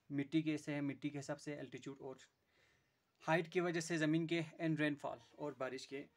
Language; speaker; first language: Hindi; non-native, local second language; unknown